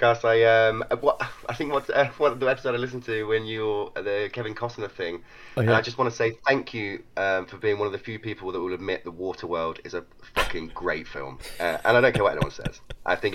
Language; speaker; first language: English; native; English